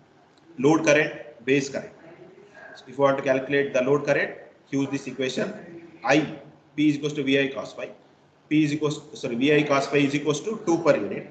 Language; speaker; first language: English; non-native, local second language; Kannada